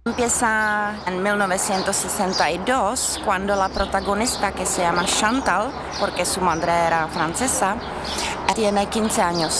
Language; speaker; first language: Spanish; non-native, learner; Czech